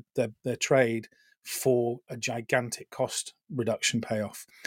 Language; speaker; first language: English; native; English